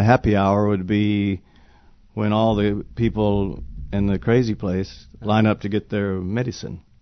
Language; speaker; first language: English; native; English